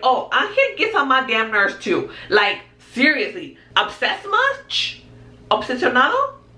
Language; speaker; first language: English; early bilingual, other home language; Spanish